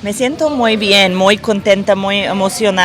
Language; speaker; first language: Spanish; non-native, learner; English